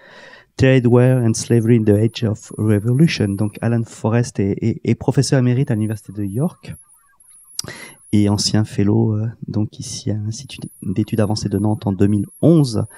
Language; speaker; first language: French; native; French